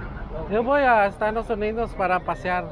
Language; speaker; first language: Spanish; non-native, learner; Filipino